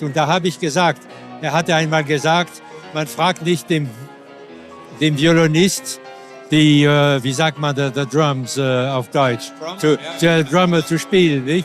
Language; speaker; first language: German; non-native, fluent; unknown